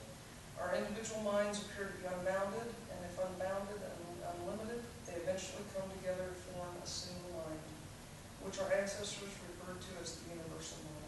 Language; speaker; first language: English; native; English